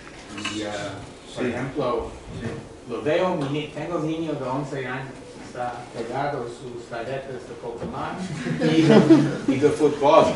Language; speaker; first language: Spanish; non-native, learner; English